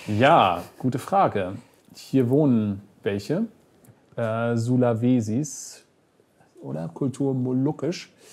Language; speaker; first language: German; native; German